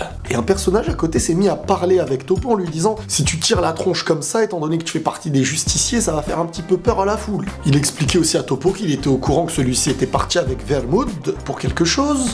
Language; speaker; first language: French; native; French